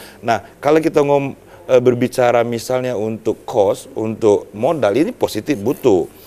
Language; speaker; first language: Indonesian; native; Indonesian